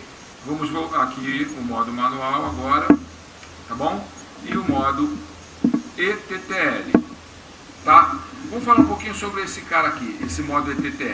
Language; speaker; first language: Portuguese; native; Portuguese